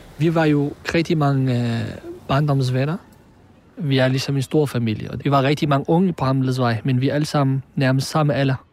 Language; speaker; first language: Danish; early bilingual, other home language; Arabic